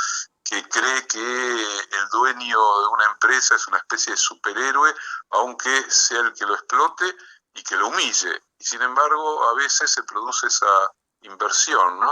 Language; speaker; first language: Spanish; native; Spanish